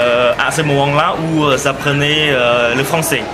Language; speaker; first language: French; non-native, fluent; Khmer